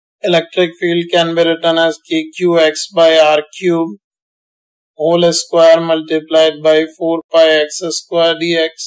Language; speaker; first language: English; non-native, local second language; Hindi